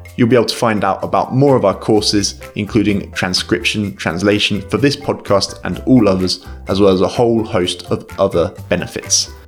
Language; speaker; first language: English; native; English